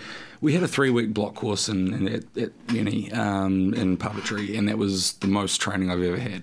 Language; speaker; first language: English; native; English